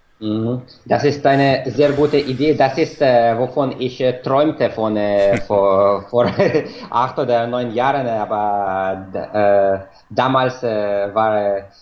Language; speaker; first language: German; non-native, fluent; Russian